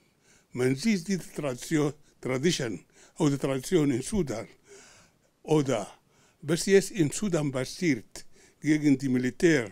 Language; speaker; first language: German; non-native, learner; Arabic